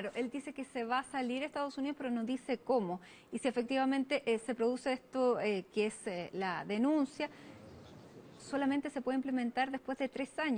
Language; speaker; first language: Spanish; native; Spanish